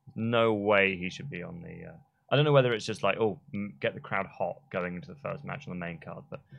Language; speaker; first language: English; native; English